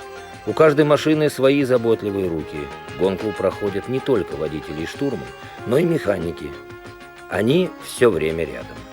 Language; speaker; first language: Russian; native; Russian